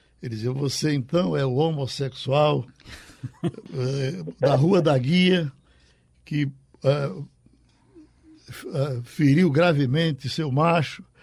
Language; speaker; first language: Portuguese; native; Portuguese